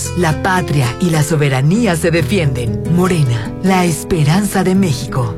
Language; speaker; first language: Spanish; native; Spanish